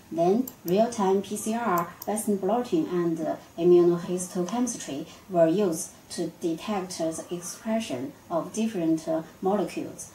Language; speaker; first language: English; non-native, fluent; Chinese